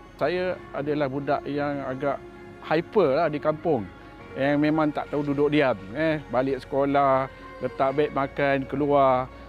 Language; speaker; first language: Malay; native; Malay